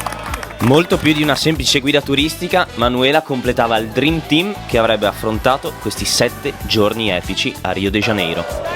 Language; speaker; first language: Italian; native; Italian